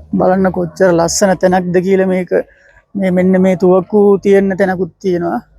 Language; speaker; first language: Sinhala; non-native, local second language; Tamil